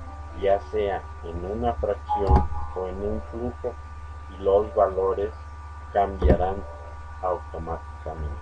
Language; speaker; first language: Spanish; native; Spanish